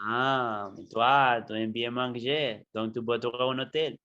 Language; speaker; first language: French; non-native, learner; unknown